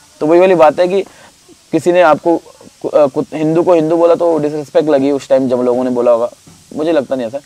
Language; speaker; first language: Hindi; non-native, local second language; Garhwali